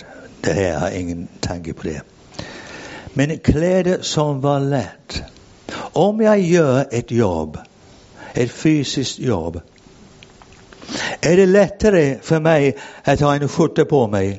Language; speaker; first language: Swedish; non-native, fluent; English